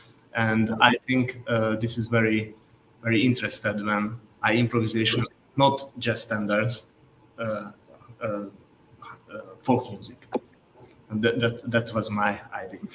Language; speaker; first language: English; non-native, learner; Hungarian